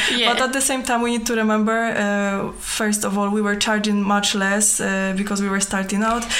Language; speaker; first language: English; non-native, fluent; Polish